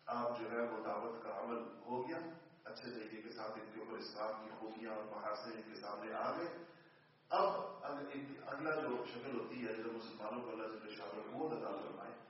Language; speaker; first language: Urdu; non-native, local second language; Pashto